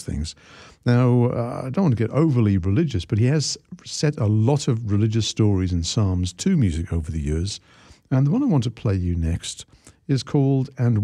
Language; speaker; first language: English; native; English